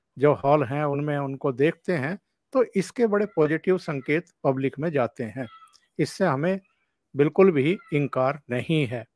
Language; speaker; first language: Hindi; native; Hindi